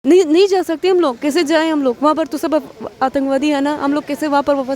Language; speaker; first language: Hindi; non-native, learner; Persian